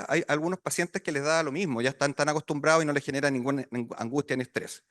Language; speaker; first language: Spanish; native; Spanish